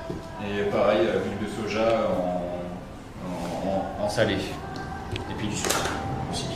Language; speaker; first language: French; native; French